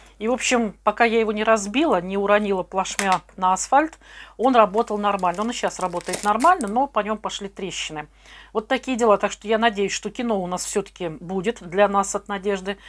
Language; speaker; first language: Russian; native; Russian